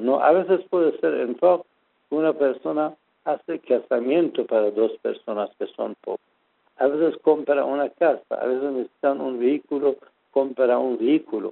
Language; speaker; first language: Spanish; non-native, fluent; Persian